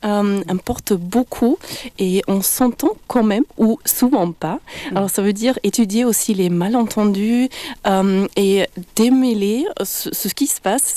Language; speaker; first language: French; non-native, fluent; German